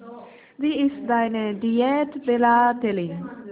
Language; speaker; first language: German; non-native, learner; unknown